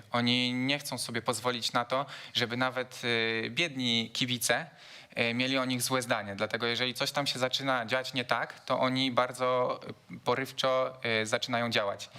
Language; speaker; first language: Polish; native; Polish